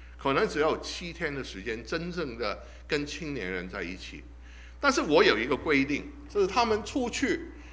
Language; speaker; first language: Chinese; non-native, local second language; Cantonese